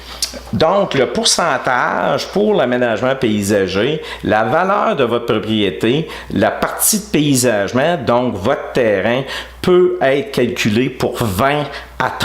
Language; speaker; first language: French; native; French